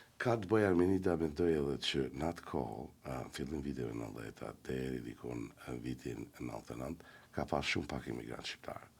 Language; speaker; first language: Albanian; native; Albanian